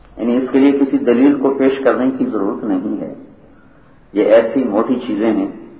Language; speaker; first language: Urdu; non-native, local second language; Punjabi